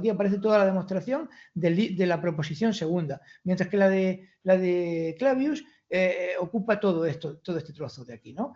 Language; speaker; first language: Spanish; native; Spanish